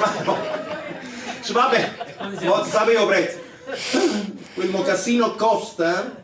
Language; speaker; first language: Italian; native; Italian